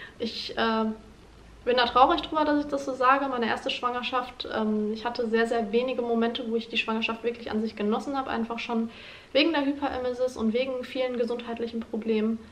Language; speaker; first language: German; native; German